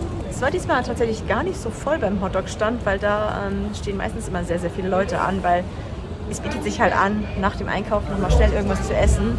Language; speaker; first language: German; native; German